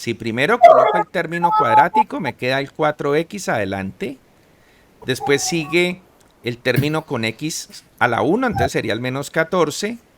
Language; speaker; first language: Spanish; native; Spanish